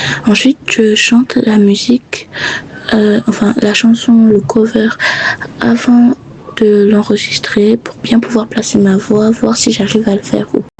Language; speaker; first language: French; native; French